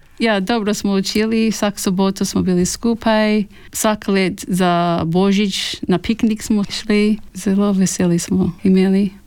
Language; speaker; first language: Slovenian; early bilingual, heritage; Slovenian